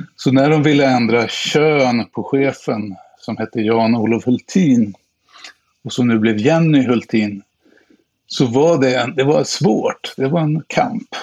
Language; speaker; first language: Swedish; native; Swedish